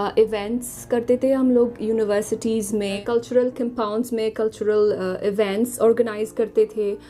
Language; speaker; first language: Urdu; non-native, fluent; Arabic